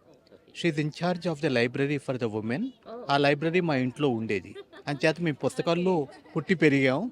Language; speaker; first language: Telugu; native; Telugu